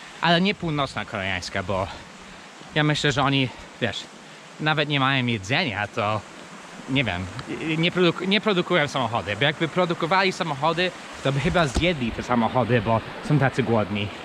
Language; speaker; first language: Polish; non-native, fluent; English